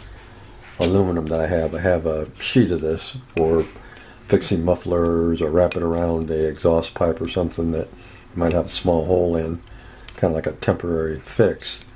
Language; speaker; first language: English; native; English